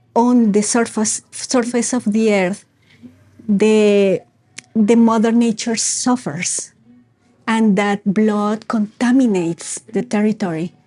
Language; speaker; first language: English; non-native, fluent; Spanish